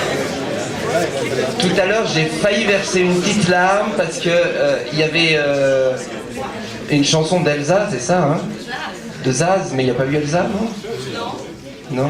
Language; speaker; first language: French; native; French